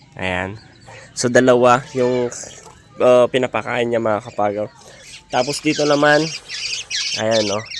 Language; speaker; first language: Filipino; native; Filipino